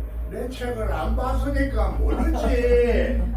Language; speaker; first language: Korean; native; Korean